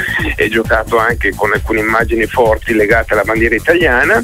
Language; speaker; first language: Italian; native; Italian